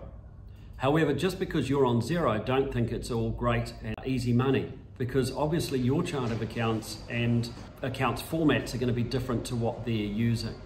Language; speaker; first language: English; native; English